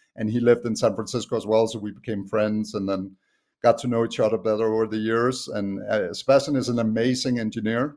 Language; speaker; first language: English; non-native, fluent; Danish